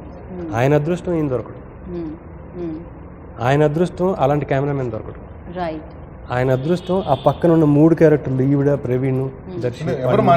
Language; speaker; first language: Telugu; native; Telugu